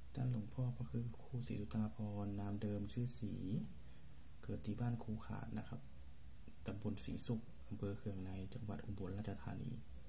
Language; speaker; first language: Thai; native; Thai